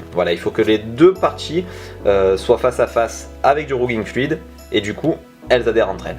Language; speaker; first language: French; native; French